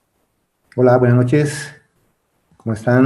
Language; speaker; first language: Spanish; native; Spanish